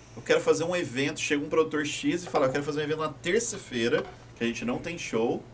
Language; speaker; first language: Portuguese; native; Portuguese